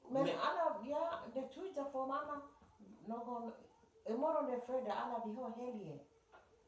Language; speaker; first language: Swedish; non-native, fluent; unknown